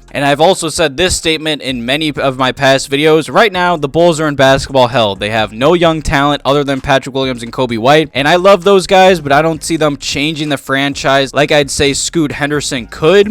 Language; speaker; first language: English; native; English